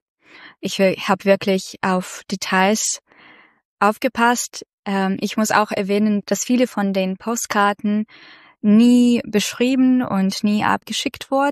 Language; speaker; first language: German; non-native, fluent; Russian